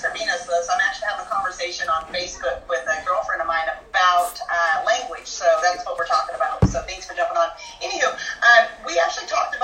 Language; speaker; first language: English; native; English